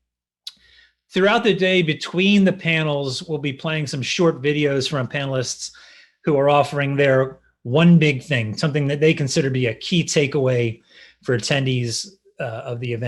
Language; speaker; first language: English; native; English